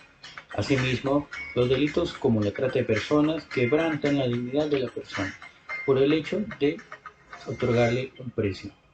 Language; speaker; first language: Spanish; native; Spanish